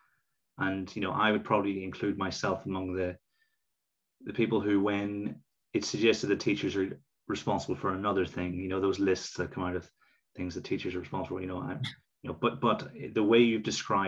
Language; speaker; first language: English; native; English